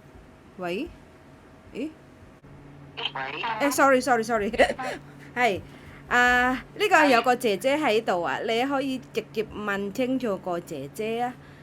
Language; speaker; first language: Cantonese; non-native, fluent; Javanese